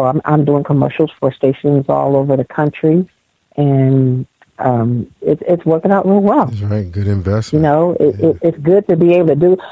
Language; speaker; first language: English; native; English